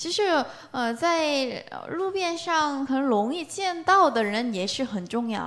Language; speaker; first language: Chinese; non-native, learner; Korean